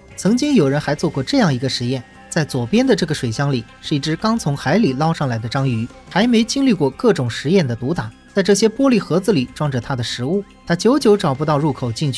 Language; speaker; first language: Chinese; native; Chinese